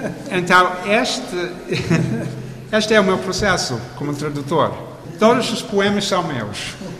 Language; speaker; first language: Portuguese; non-native, fluent; English